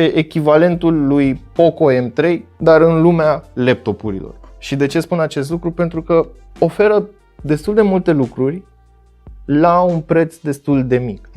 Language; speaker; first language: Romanian; native; Romanian